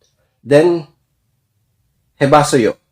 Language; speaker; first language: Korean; non-native, fluent; Filipino